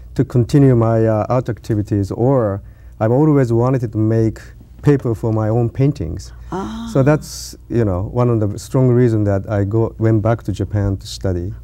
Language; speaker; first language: English; non-native, learner; Japanese